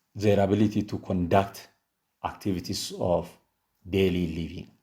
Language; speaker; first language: English; non-native, local second language; Amharic